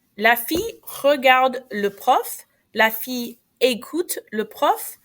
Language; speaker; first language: French; non-native, fluent; English